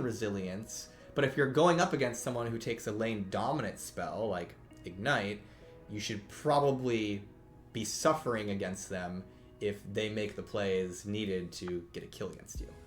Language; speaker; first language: English; native; English